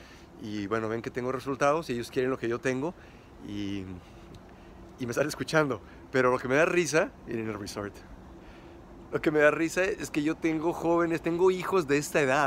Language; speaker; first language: Spanish; native; Spanish